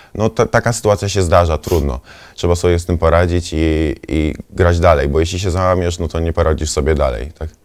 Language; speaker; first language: Polish; native; Polish